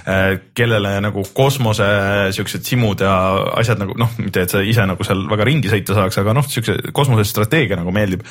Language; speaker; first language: Estonian; native; Estonian